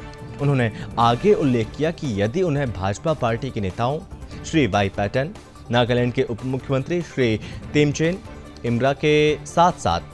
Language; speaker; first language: Hindi; native; Hindi